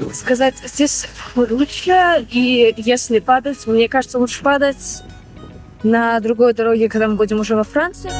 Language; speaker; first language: Russian; early bilingual, heritage; Russian